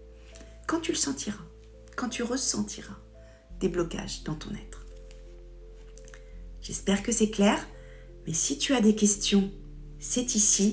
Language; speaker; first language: French; native; French